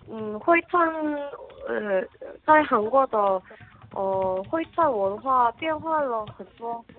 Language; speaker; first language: Chinese; non-native, learner; Korean